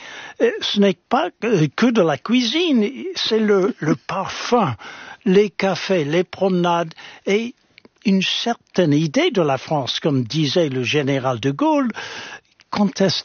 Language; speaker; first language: French; non-native, fluent; English